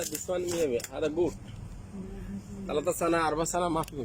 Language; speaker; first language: Arabic; non-native, learner; Bangla